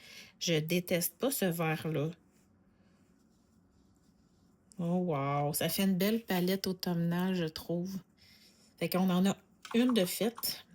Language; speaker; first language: French; native; French